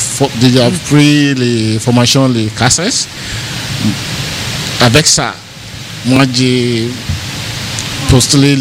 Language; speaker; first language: French; non-native, learner; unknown